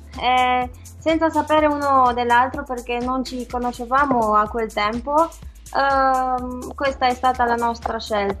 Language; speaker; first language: Italian; non-native, fluent; Romanian